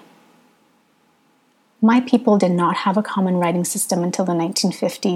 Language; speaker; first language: English; early bilingual, other home language; Hmong